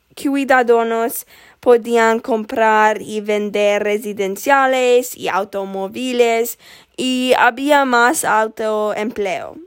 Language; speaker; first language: Spanish; non-native, learner; English